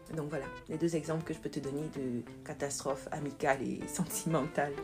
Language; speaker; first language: French; native; French